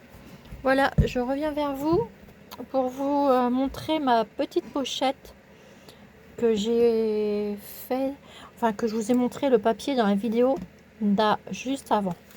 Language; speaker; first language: French; native; French